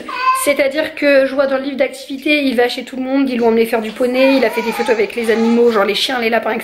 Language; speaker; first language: French; native; French